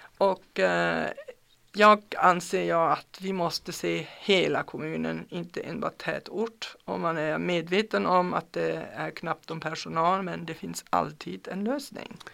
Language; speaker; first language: Swedish; non-native, fluent; German